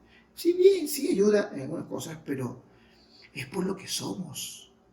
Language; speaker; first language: Spanish; native; Spanish